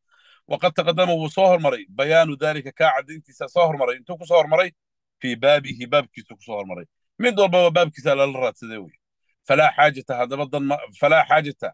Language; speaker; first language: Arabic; non-native, local second language; Somali